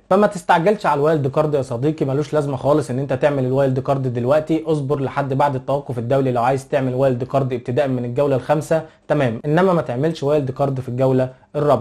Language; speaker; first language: Arabic; native; Arabic